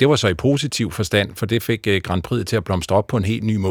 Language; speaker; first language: Danish; native; Danish